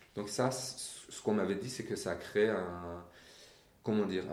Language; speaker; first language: French; non-native, fluent; Persian